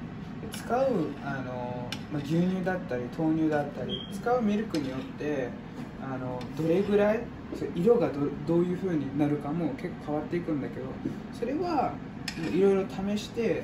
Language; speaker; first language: Japanese; non-native, fluent; English